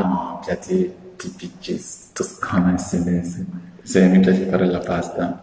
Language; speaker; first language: Italian; non-native, fluent; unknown